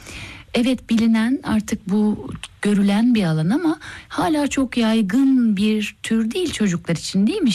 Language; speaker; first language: Turkish; native; Turkish